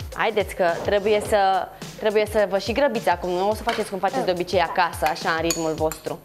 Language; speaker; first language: Romanian; native; Romanian